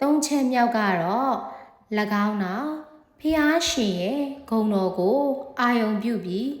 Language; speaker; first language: Burmese; native; Burmese